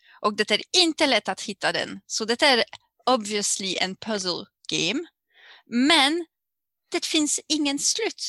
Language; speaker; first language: Swedish; non-native, learner; French